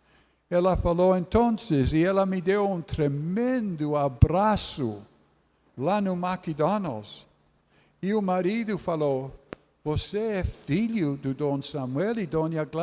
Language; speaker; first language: Portuguese; non-native, fluent; English